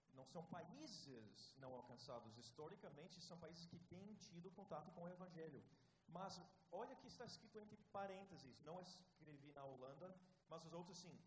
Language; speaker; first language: Portuguese; non-native, fluent; English